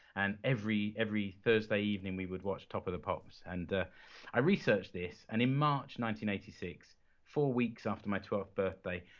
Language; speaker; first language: English; native; English